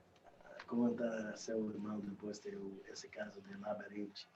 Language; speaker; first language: Portuguese; non-native, fluent; English